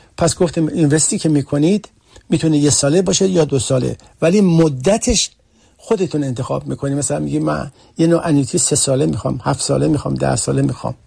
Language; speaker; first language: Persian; early bilingual, heritage; Persian